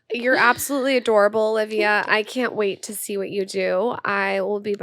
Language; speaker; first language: English; native; English